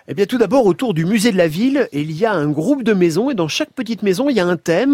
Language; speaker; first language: French; native; French